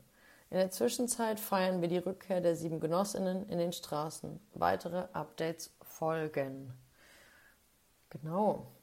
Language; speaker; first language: German; native; German